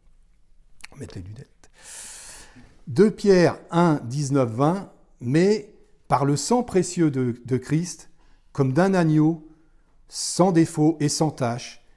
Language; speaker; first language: French; native; French